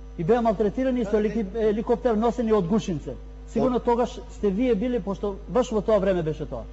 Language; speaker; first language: Macedonian; non-native, local second language; Albanian